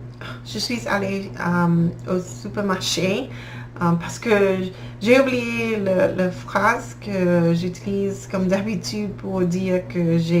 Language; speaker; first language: French; non-native, learner; English